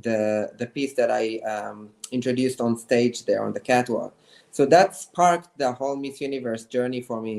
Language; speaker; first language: English; non-native, fluent; Hebrew